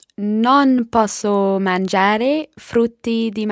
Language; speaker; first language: Italian; non-native, learner; English